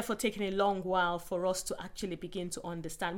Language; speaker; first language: English; non-native, local second language; Yoruba